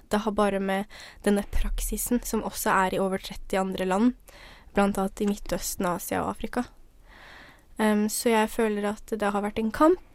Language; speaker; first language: Norwegian; early bilingual, other home language; Somali